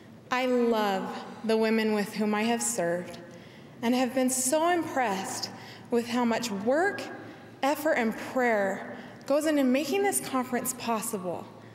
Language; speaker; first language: English; native; English